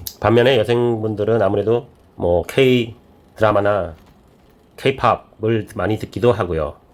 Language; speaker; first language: Korean; native; Korean